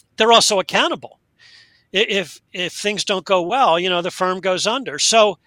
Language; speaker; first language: English; native; English